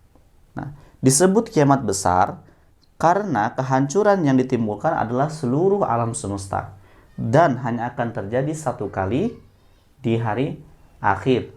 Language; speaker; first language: Indonesian; native; Indonesian